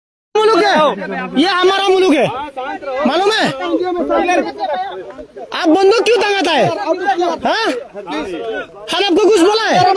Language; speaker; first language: Hindi; non-native, learner; Bangla